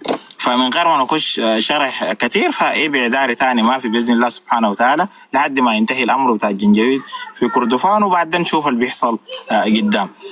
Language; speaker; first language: Arabic; native; Arabic